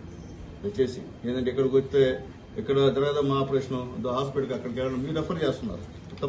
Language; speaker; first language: Telugu; native; Telugu